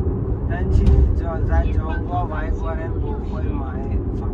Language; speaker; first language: Chinese; non-native, learner; Urdu